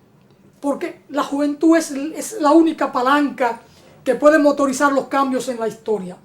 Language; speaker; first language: Spanish; native; Spanish